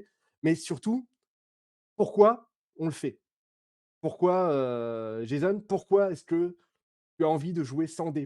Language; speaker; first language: French; native; French